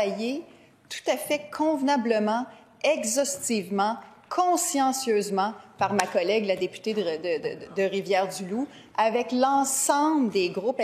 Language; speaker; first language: French; native; French